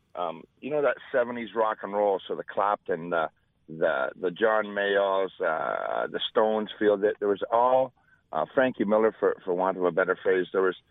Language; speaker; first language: English; native; English